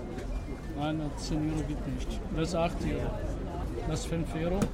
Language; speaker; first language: German; non-native, learner; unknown